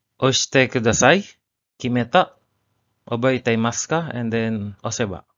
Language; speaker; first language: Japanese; non-native, learner; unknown